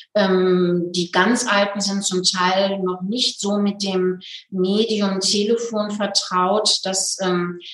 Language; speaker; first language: German; native; German